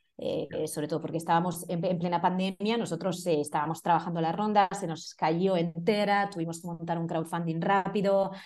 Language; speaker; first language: Spanish; non-native, fluent; Italian